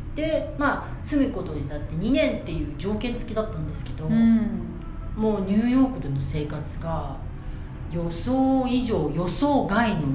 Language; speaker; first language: Japanese; native; Japanese